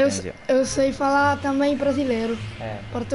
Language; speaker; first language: Portuguese; non-native, fluent; Italian